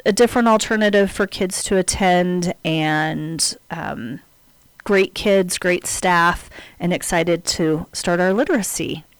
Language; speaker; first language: English; native; English